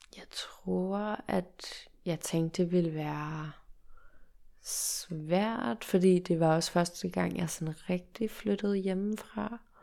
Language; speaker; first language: Danish; early bilingual, heritage; Danish